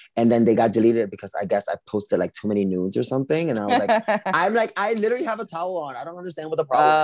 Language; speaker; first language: English; early bilingual, other home language; Spanish